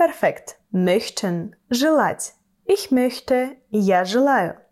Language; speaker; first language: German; non-native, fluent; Russian